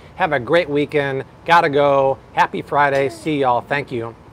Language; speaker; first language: English; native; English